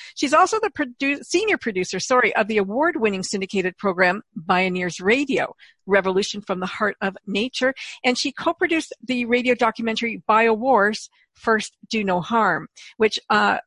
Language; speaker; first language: English; native; English